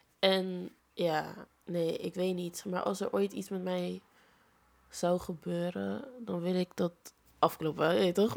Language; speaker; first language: Dutch; early bilingual, other home language; Papiamento